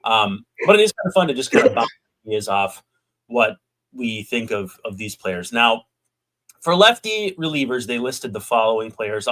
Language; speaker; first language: English; native; English